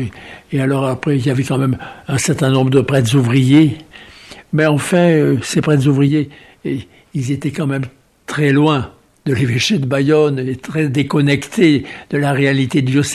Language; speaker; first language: French; native; French